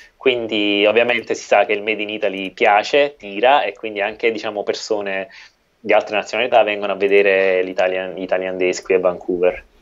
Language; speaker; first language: Italian; native; Italian